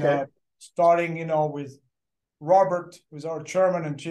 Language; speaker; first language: English; non-native, fluent; French